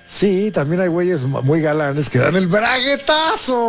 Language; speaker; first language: Spanish; native; Spanish